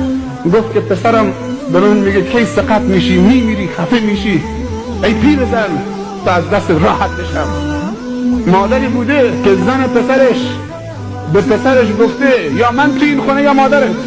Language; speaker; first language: Persian; native; Persian